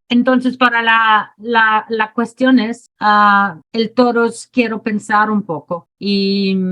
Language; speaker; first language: Spanish; non-native, learner; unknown